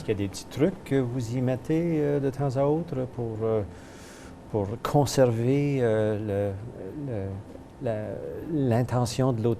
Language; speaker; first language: French; native; French